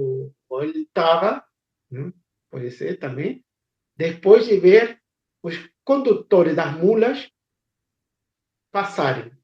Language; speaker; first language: Portuguese; non-native, fluent; Spanish